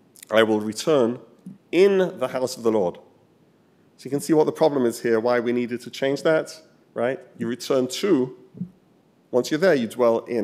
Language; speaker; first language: English; native; English